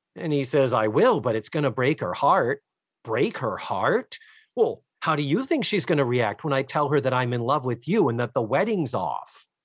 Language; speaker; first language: English; native; English